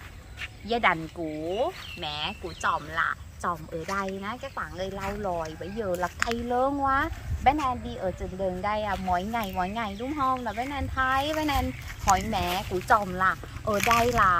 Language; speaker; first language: Vietnamese; non-native, learner; Thai